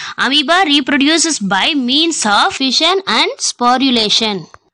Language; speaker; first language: English; non-native, local second language; Tamil